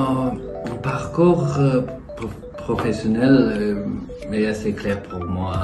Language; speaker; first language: French; non-native, fluent; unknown